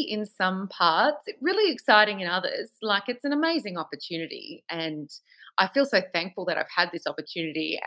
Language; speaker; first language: English; native; English